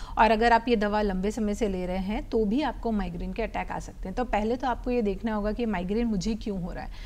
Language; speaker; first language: Hindi; native; Hindi